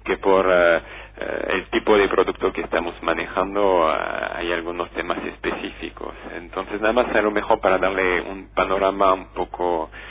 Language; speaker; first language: Spanish; non-native, fluent; French